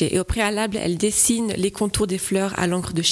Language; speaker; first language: French; native; French